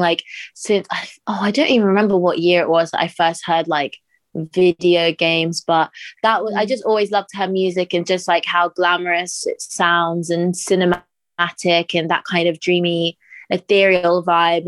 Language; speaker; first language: English; native; English